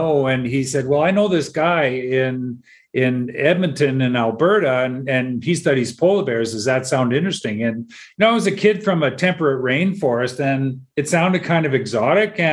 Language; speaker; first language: English; native; English